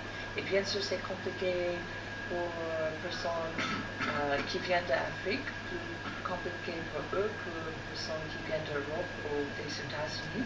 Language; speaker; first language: French; non-native, fluent; English